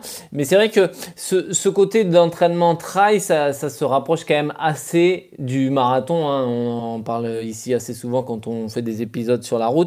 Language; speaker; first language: French; native; French